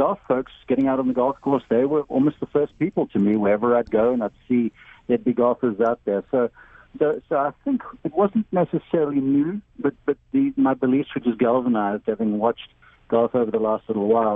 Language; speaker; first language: English; native; English